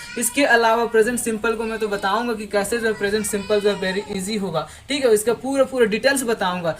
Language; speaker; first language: Hindi; native; Hindi